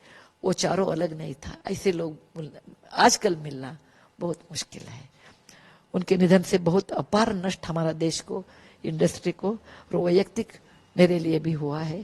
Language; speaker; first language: Hindi; non-native, local second language; Kannada